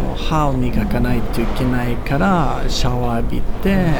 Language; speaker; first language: Japanese; non-native, fluent; Swedish